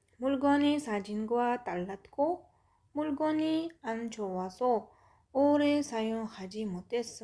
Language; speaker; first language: Korean; non-native, fluent; Uzbek